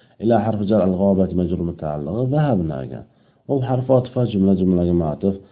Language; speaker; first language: Arabic; non-native, fluent; Uzbek